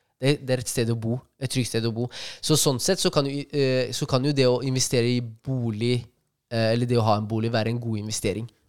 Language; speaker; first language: Norwegian; early bilingual, other home language; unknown